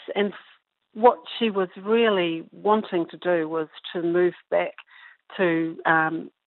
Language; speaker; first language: English; native; English